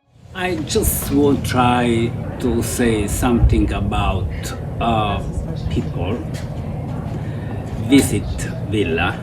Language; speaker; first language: English; non-native, learner; Italian